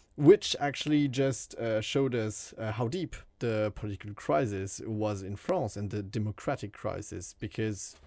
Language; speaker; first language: English; non-native, fluent; French